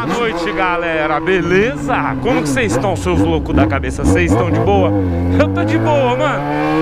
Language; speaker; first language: Portuguese; native; Portuguese